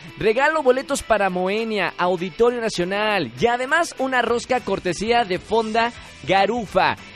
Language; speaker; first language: Spanish; native; Spanish